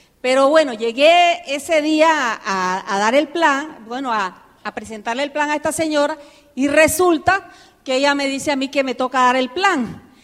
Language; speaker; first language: Spanish; early bilingual, heritage; Spanish